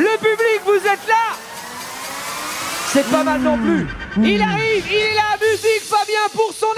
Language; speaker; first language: French; native; French